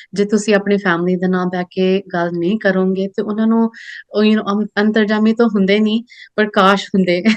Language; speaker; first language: Punjabi; early bilingual, other home language; English